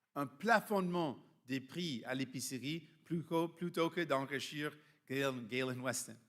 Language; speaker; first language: French; non-native, fluent; English